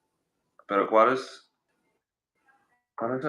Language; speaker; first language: Spanish; non-native, learner; English